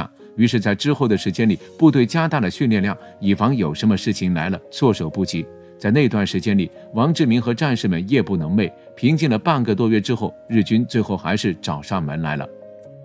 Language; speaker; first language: Chinese; native; Chinese